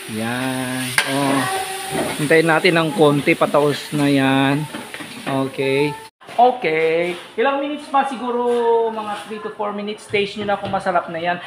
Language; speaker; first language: Filipino; non-native, local second language; Iloko